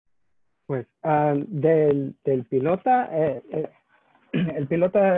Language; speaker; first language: Spanish; non-native, learner; English